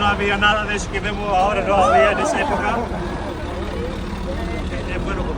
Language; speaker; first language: Spanish; non-native, fluent; Greek